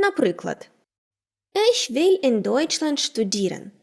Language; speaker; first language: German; non-native, fluent; Ukrainian